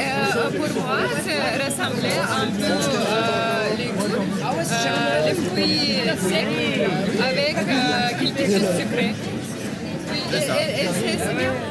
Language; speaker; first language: French; non-native, learner; Ukrainian